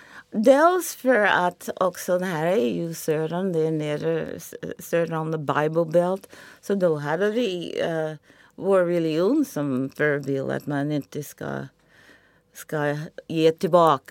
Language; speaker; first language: Swedish; non-native, fluent; English